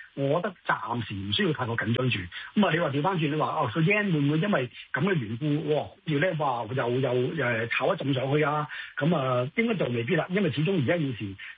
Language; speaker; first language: Cantonese; native; Cantonese